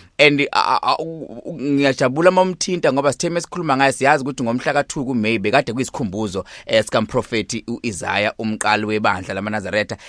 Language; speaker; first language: Zulu; native; Zulu